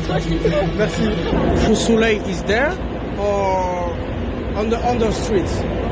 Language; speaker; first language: English; non-native, learner; French